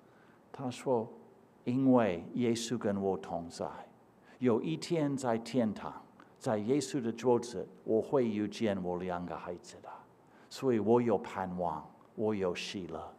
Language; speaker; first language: Chinese; non-native, fluent; English